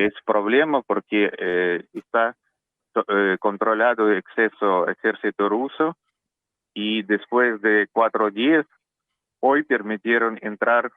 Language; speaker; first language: Spanish; non-native, learner; Russian